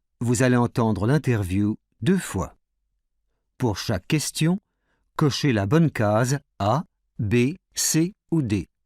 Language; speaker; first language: French; native; French